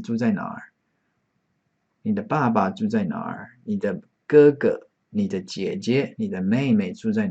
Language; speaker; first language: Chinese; non-native, fluent; English